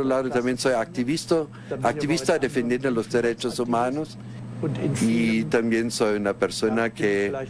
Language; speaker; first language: Spanish; non-native, fluent; German